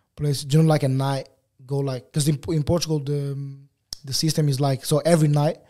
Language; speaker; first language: English; non-native, fluent; Portuguese